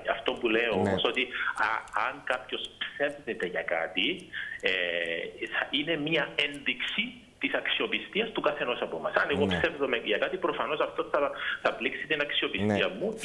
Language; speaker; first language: Greek; native; Greek